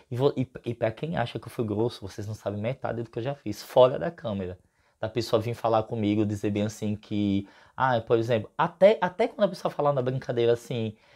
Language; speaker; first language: Portuguese; native; Portuguese